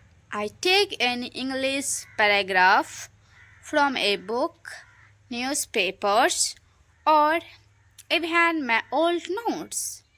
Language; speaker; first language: English; non-native, local second language; Hindi